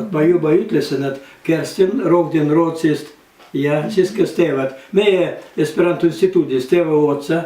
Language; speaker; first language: Estonian; non-native, learner; Russian